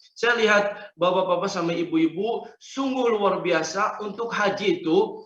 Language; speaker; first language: Indonesian; non-native, fluent; Arabic